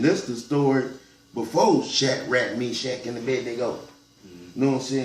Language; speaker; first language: English; native; English